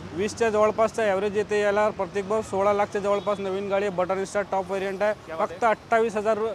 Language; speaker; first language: Marathi; non-native, local second language; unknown